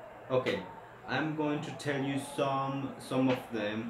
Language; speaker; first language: English; non-native, fluent; Spanish